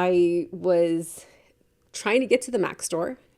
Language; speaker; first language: English; native; English